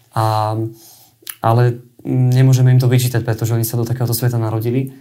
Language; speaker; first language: Slovak; native; Slovak